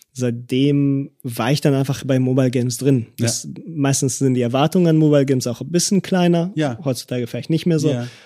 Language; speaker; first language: German; early bilingual, other home language; Hebrew